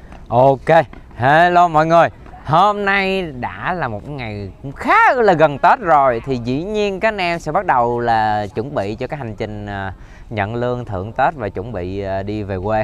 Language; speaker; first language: Vietnamese; native; Vietnamese